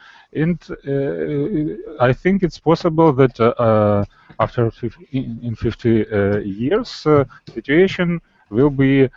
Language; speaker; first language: English; non-native, learner; Russian